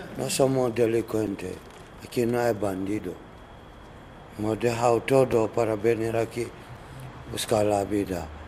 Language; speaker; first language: Spanish; non-native, learner; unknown